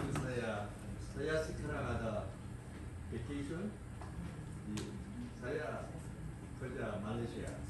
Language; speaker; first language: Indonesian; non-native, learner; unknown